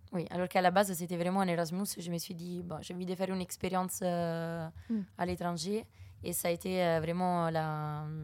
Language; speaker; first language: French; non-native, fluent; Italian